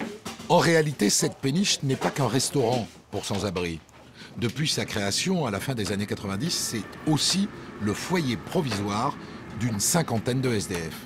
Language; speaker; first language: French; native; French